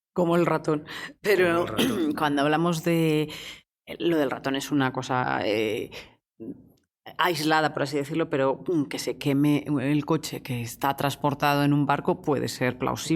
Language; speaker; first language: Spanish; native; Spanish